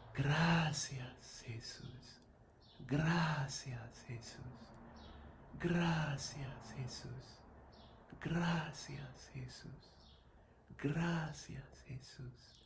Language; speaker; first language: Spanish; non-native, fluent; English